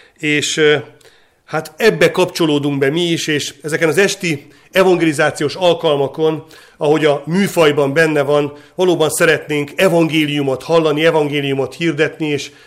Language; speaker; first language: Hungarian; native; Hungarian